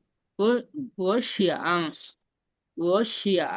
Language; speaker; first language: Chinese; non-native, fluent; Bangla